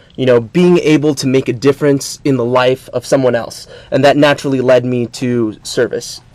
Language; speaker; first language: English; native; English